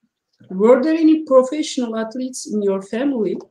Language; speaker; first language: English; non-native, learner; Turkish